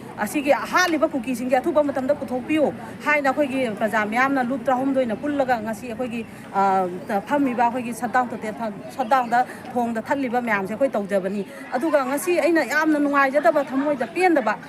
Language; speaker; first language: Manipuri; native; Manipuri